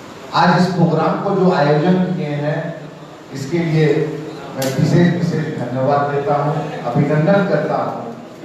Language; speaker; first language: Hindi; native; Hindi